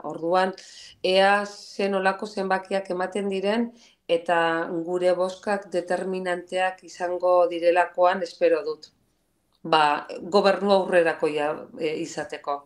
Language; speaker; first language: Basque; non-native, local second language; Spanish